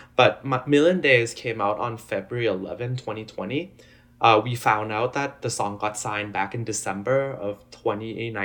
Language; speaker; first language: English; non-native, fluent; Thai